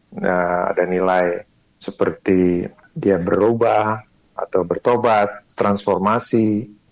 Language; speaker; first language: Indonesian; native; Indonesian